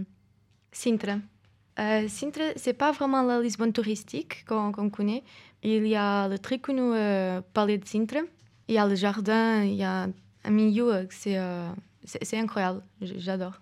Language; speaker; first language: French; non-native, fluent; Portuguese